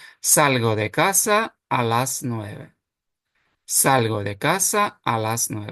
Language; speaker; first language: Spanish; non-native, fluent; Ukrainian